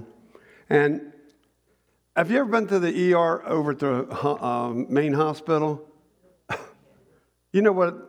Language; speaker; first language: English; native; English